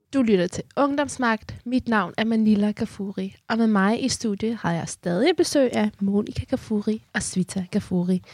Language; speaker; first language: Danish; early bilingual, other home language; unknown